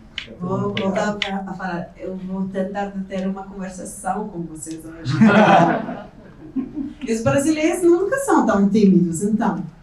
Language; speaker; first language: Portuguese; non-native, fluent; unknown